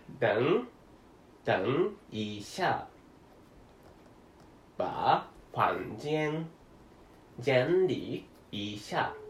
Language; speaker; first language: Chinese; non-native, learner; Korean